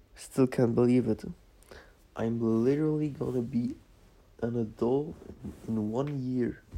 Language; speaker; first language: English; non-native, fluent; Polish